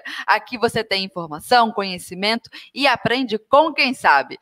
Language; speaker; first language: Portuguese; native; Portuguese